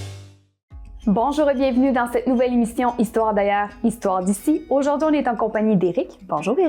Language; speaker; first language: French; native; French